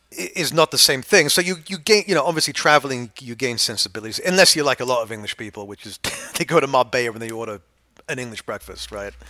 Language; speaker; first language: English; native; English